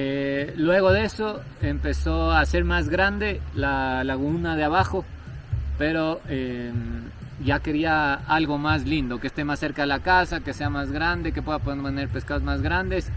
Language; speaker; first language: Spanish; native; Spanish